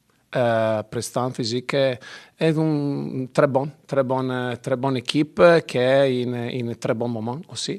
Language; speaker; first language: French; non-native, learner; Italian